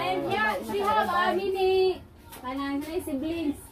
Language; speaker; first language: English; non-native, learner; Cebuano